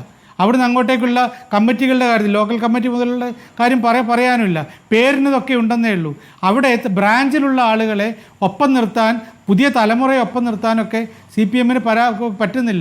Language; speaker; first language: Malayalam; native; Malayalam